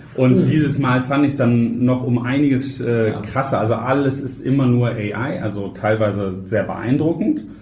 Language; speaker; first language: German; native; German